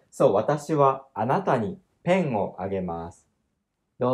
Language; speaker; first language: Japanese; non-native, learner; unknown